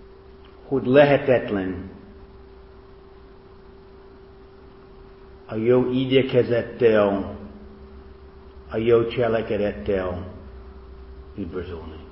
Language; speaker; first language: Hungarian; non-native, fluent; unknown